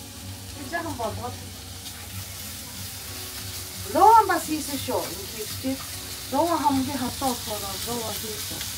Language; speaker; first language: Mongolian; non-native, fluent; Japanese